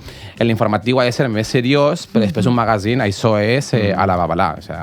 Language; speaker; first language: Catalan; native; Catalan